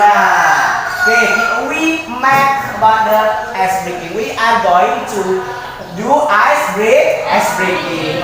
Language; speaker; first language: English; non-native, learner; Indonesian